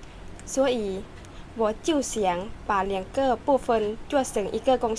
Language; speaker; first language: Chinese; non-native, learner; Lao